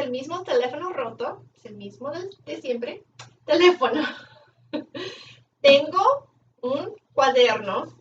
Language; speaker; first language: Spanish; non-native, fluent; English